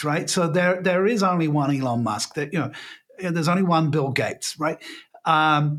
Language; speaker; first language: English; native; English